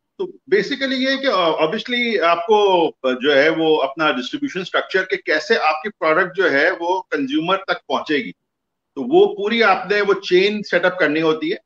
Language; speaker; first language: Urdu; native; Urdu